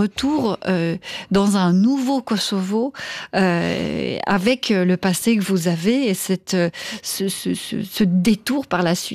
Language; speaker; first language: French; native; French